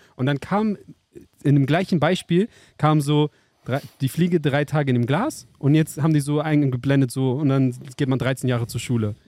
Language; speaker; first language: German; native; German